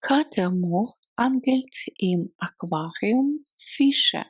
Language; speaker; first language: German; non-native, fluent; Russian